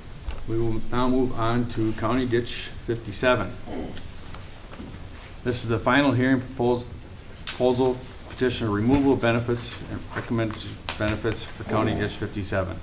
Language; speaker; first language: English; native; English